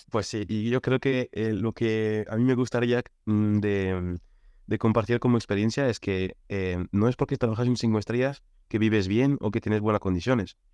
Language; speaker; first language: Spanish; non-native, fluent; French